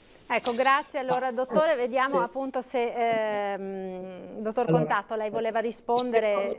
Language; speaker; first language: Italian; native; Italian